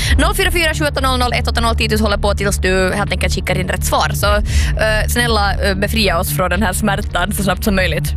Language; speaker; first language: Swedish; native; Swedish